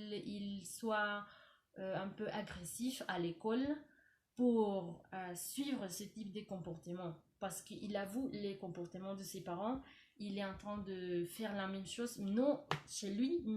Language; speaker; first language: French; non-native, learner; Spanish